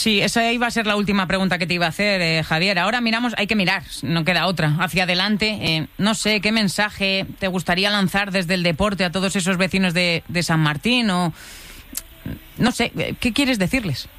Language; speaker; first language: Spanish; native; Spanish